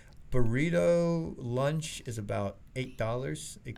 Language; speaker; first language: English; early bilingual, other home language; Chinese